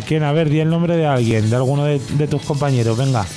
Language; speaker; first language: Spanish; native; Spanish